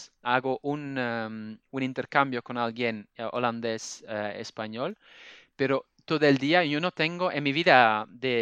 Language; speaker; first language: Spanish; non-native, fluent; Dutch